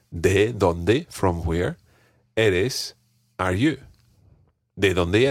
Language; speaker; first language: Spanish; non-native, fluent; English